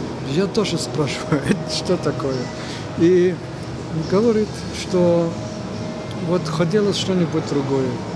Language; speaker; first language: Russian; non-native, fluent; German